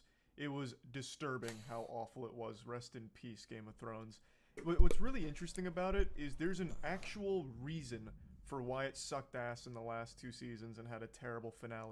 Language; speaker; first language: English; native; English